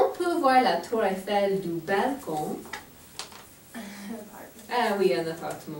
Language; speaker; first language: French; non-native, fluent; English